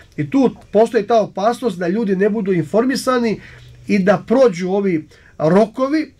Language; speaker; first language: Serbian; native; Serbian